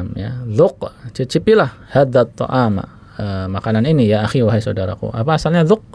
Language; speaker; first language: Indonesian; native; Indonesian